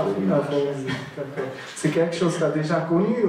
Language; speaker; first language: French; non-native, local second language; German